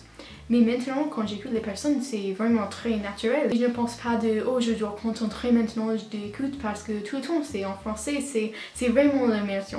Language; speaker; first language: French; non-native, learner; English